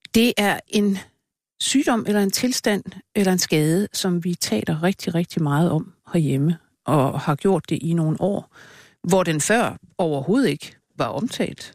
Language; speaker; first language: Danish; native; Danish